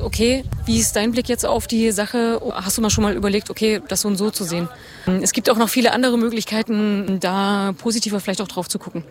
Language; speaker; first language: German; native; German